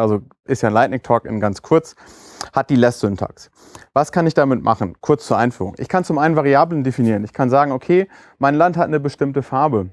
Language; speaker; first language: German; native; German